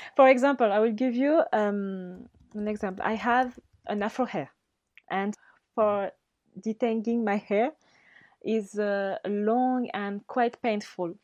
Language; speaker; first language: English; non-native, learner; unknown